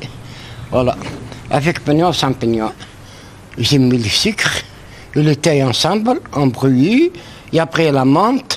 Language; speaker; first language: French; non-native, learner; Arabic